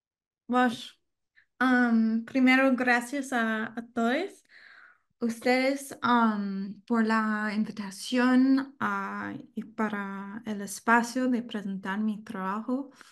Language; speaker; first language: Spanish; non-native, learner; English